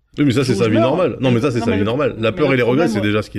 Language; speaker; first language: French; native; French